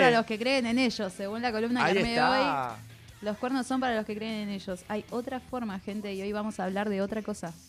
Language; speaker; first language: Spanish; native; Spanish